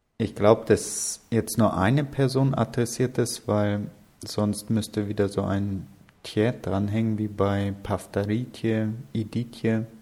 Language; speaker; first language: German; native; German